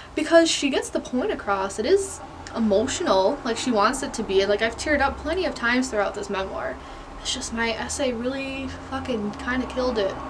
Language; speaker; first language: English; native; English